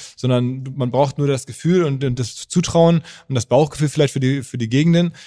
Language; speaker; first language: German; native; German